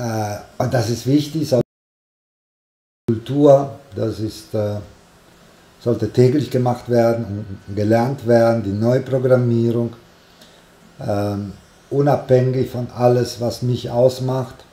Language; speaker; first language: German; non-native, fluent; Italian